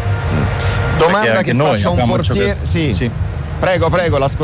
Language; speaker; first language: Italian; native; Italian